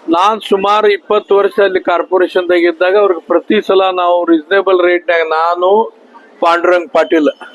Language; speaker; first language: Kannada; native; Kannada